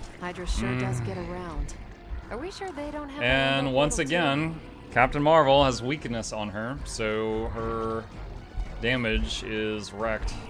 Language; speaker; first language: English; native; English